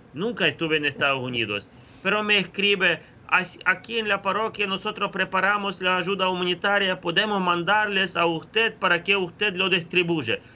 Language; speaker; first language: Spanish; non-native, fluent; Ukrainian